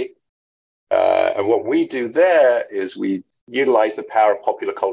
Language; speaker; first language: English; native; English